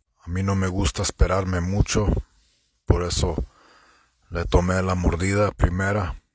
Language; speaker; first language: Spanish; early bilingual, heritage; Spanish